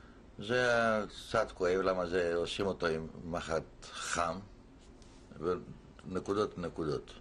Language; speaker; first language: Hebrew; non-native, fluent; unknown